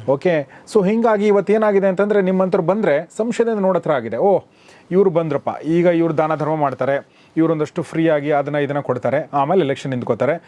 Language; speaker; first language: Kannada; native; Kannada